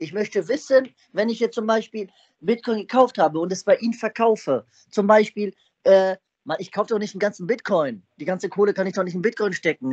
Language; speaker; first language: German; native; German